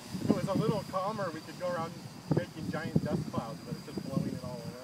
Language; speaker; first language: English; native; English